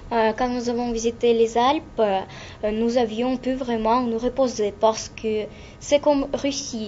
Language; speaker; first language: French; non-native, learner; Russian